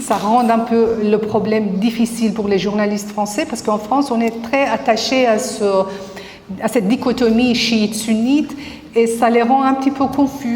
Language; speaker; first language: French; non-native, fluent; Persian